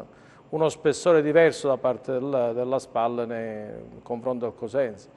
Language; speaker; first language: Italian; native; Italian